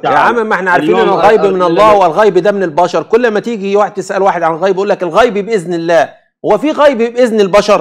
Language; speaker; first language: Arabic; native; Arabic